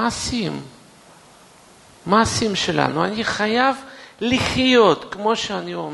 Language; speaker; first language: Hebrew; non-native, fluent; Russian